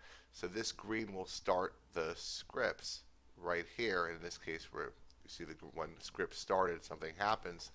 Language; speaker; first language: English; native; English